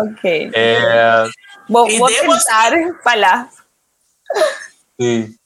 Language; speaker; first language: Portuguese; non-native, learner; Spanish